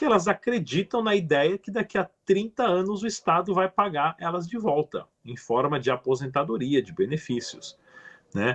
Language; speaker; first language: Portuguese; native; Portuguese